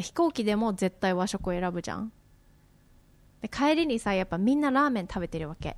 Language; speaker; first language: Japanese; early bilingual, heritage; Japanese